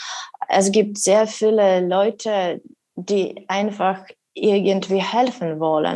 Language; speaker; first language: German; non-native, learner; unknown